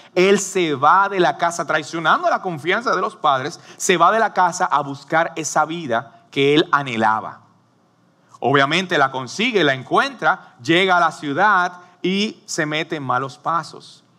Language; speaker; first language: Spanish; native; Spanish